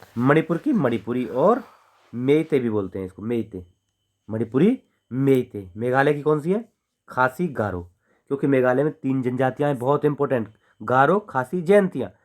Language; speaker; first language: Hindi; native; Hindi